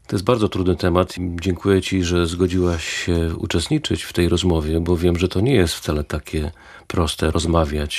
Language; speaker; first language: Polish; native; Polish